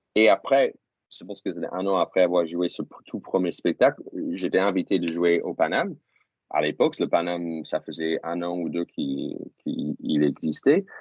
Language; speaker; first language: French; non-native, fluent; English